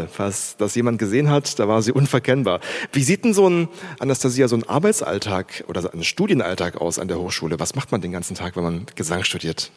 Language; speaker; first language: German; native; German